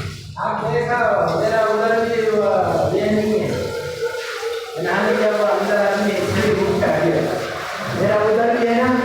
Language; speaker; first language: Hindi; non-native, learner; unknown